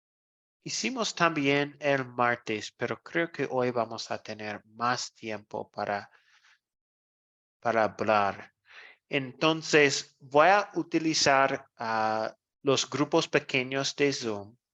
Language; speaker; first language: Spanish; non-native, fluent; English